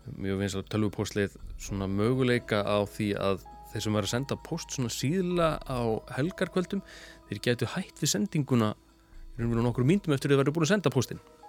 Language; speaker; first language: Icelandic; native; Icelandic